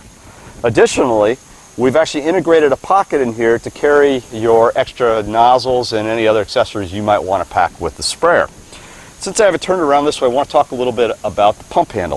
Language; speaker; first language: English; native; English